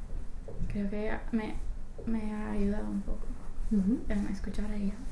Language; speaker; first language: Spanish; non-native, fluent; English